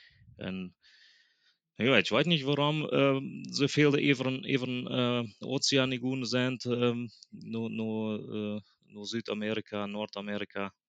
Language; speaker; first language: German; early bilingual, other home language; Plautdietsch